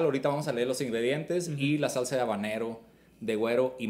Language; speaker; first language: Spanish; native; Spanish